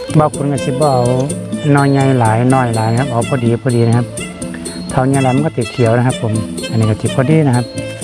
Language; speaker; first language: Thai; native; Thai